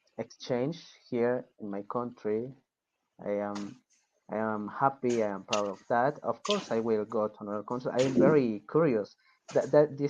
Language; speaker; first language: English; non-native, fluent; Spanish